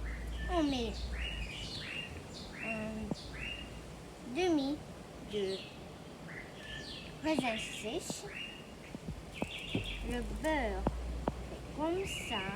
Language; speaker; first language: French; non-native, learner; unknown